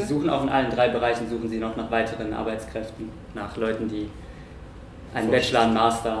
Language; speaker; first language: German; native; German